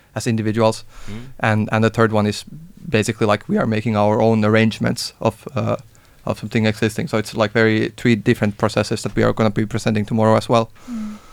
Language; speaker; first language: English; non-native, fluent; Finnish